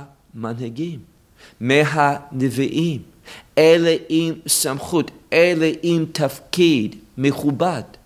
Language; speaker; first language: Hebrew; non-native, fluent; English